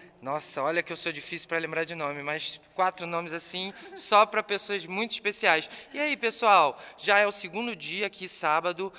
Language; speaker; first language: Portuguese; native; Portuguese